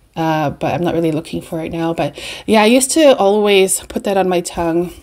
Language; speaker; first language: English; native; English